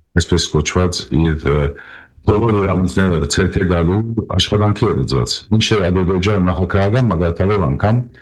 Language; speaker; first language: Armenian; early bilingual, heritage; Armenian